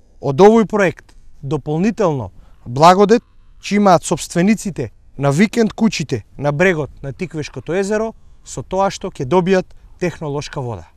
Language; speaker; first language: Macedonian; native; Macedonian